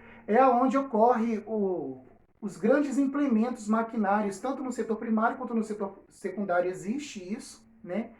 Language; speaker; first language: Portuguese; native; Portuguese